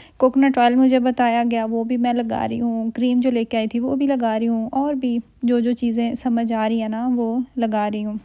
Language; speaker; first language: Urdu; native; Urdu